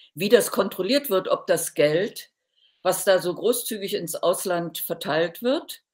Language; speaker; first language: German; native; German